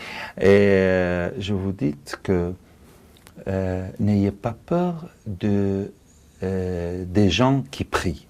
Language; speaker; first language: French; non-native, fluent; Arabic